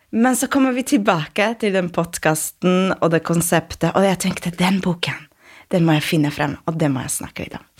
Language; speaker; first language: Norwegian; non-native, fluent; Polish